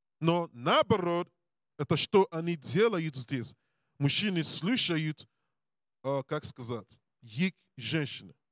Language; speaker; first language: Russian; non-native, learner; English